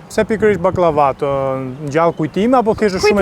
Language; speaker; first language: Albanian; native; Albanian